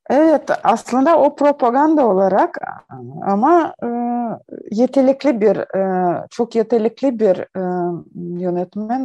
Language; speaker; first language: Turkish; non-native, learner; Ukrainian